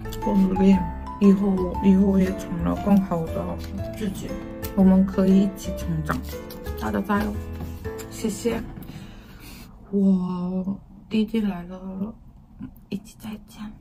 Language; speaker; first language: Chinese; non-native, fluent; Korean